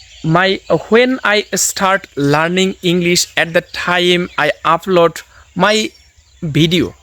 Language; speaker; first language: English; non-native, learner; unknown